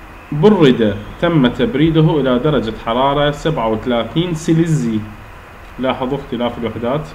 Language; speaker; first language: Arabic; native; Arabic